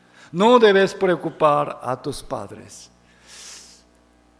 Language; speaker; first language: Spanish; non-native, fluent; Korean